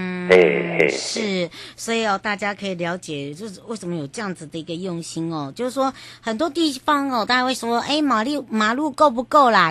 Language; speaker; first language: Chinese; native; Chinese